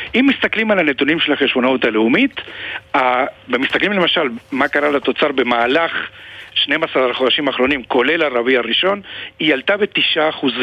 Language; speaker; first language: Hebrew; non-native, fluent; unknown